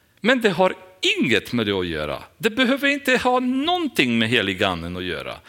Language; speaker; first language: Swedish; non-native, fluent; Romanian